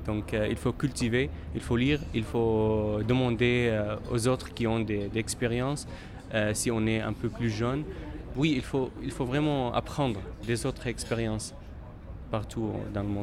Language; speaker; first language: French; non-native, fluent; Arabic